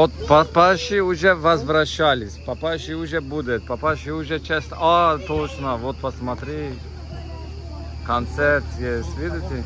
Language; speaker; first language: Russian; non-native, learner; Turkish